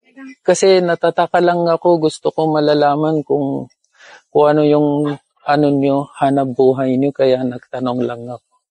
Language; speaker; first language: Filipino; non-native, learner; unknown